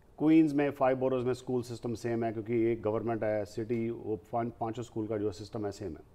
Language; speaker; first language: Hindi; native; Hindi